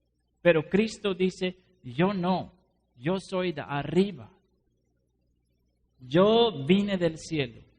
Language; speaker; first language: Spanish; non-native, fluent; Dutch